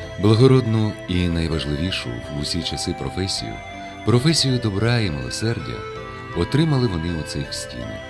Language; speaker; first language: Ukrainian; native; Ukrainian